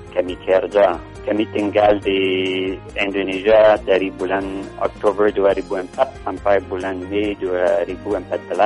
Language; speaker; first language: Indonesian; non-native, learner; English